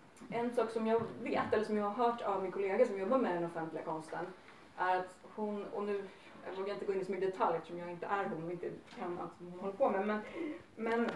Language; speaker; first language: Swedish; native; Swedish